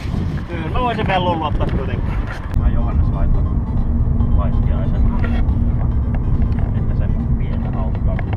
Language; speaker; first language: Finnish; native; Finnish